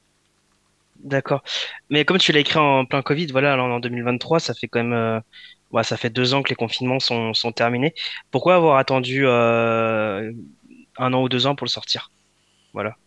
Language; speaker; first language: French; native; French